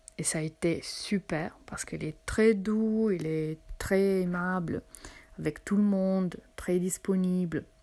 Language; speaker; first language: French; non-native, fluent; Italian